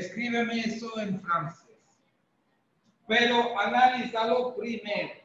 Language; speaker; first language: Spanish; non-native, fluent; French